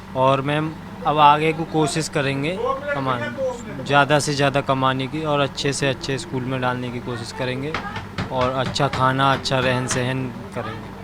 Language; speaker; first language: Hindi; native; Hindi